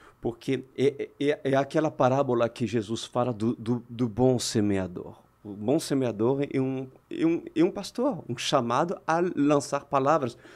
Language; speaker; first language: Portuguese; non-native, fluent; French